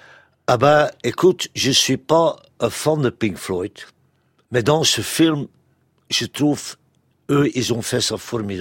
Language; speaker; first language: French; non-native, local second language; Dutch